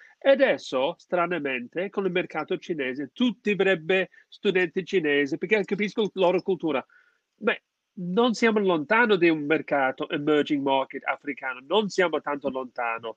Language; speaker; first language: Italian; non-native, fluent; English